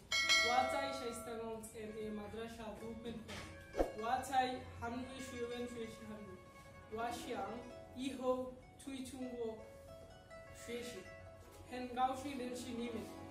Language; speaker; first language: Chinese; non-native, learner; Bangla